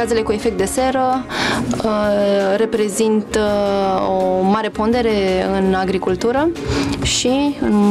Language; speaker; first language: Romanian; native; Romanian